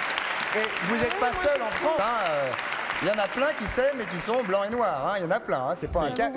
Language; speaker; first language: French; native; French